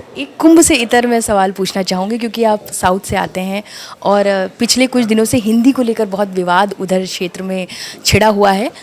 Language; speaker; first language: Hindi; native; Hindi